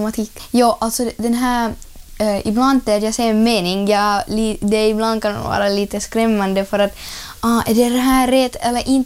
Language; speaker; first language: Swedish; early bilingual, other home language; Ukrainian